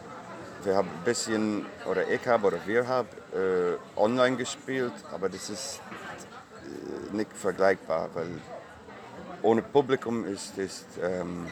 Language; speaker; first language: German; non-native, fluent; English